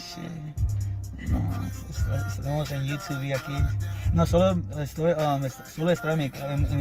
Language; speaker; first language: Spanish; early bilingual, heritage; English